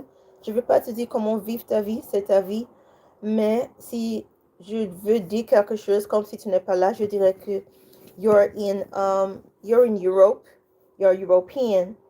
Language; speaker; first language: French; non-native, learner; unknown